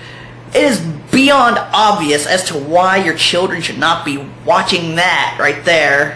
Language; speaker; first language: English; native; English